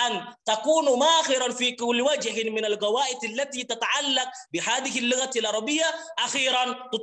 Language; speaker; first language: Arabic; non-native, learner; Indonesian